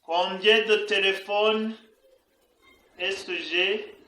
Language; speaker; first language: French; non-native, fluent; Kinyarwanda